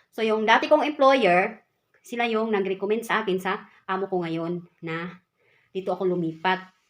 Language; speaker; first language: Filipino; non-native, local second language; Cebuano